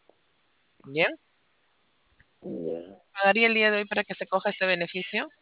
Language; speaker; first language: Spanish; native; Spanish